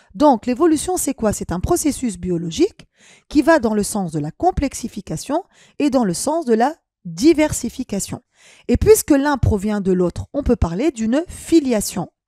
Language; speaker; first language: French; non-native, local second language; Arabic